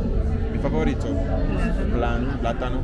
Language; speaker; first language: Spanish; non-native, learner; English